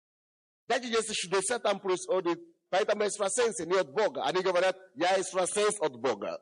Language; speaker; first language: Russian; non-native, fluent; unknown